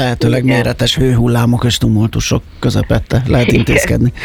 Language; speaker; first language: Hungarian; native; Hungarian